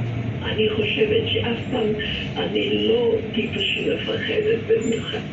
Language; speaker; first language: Hebrew; non-native, fluent; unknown